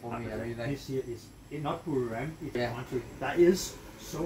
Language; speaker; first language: English; non-native, fluent; Danish